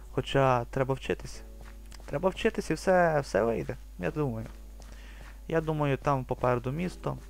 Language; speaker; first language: Ukrainian; native; Ukrainian